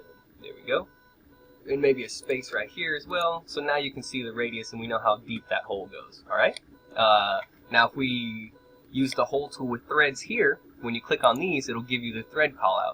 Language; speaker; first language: English; native; English